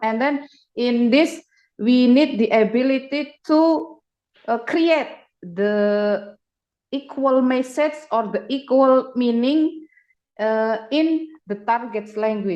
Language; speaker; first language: English; non-native, fluent; Indonesian